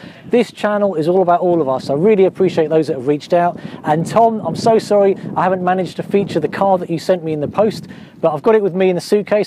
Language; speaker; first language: English; native; English